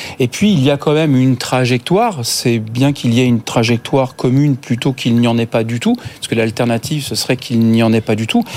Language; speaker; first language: French; native; French